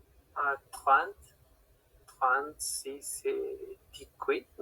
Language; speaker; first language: French; non-native, learner; Spanish